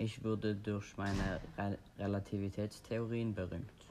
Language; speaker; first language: German; non-native, learner; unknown